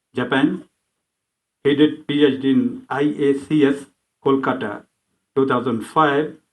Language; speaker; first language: English; non-native, local second language; Hindi